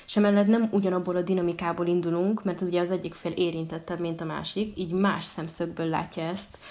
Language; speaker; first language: Hungarian; early bilingual, other home language; Arabic